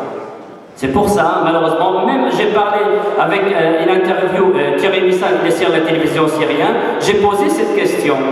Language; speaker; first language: French; non-native, fluent; Arabic